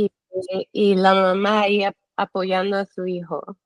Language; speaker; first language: Spanish; early bilingual, heritage; English